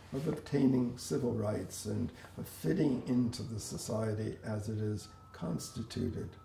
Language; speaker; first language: English; native; English